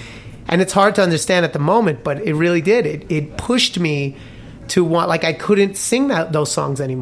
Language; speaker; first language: English; native; English